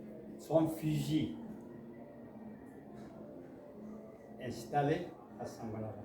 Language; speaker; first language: French; non-native, local second language; Mandingo